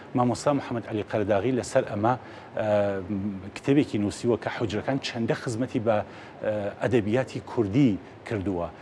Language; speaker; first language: Central Kurdish; native; Central Kurdish